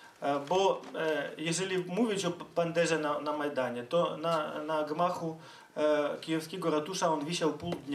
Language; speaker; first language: Polish; non-native, fluent; Ukrainian